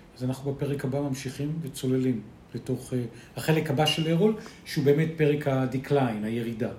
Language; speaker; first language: Hebrew; early bilingual, other home language; Spanish